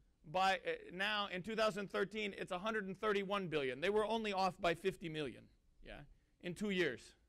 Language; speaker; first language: English; native; English